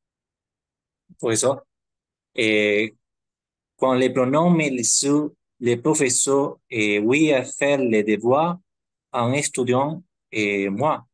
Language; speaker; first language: French; non-native, learner; Spanish